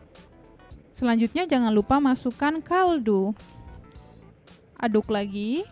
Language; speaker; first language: Indonesian; native; Indonesian